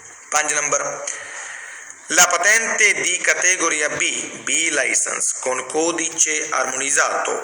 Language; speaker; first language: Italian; non-native, fluent; Punjabi